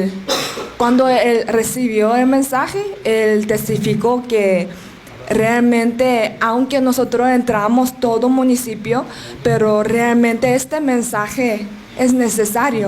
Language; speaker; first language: Spanish; non-native, learner; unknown